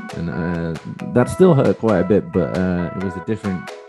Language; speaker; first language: English; native; English